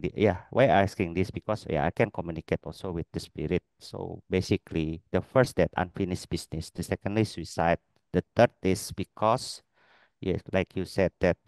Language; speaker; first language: English; non-native, learner; Indonesian